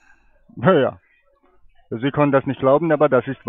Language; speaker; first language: German; non-native, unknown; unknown